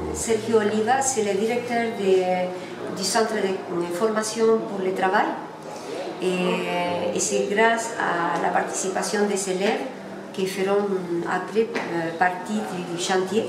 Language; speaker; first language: French; non-native, fluent; Spanish